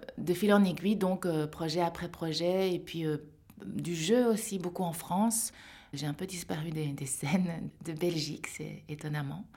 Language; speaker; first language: French; native; French